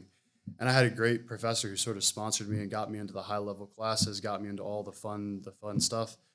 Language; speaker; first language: English; native; English